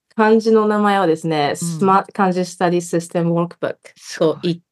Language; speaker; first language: Japanese; native; Japanese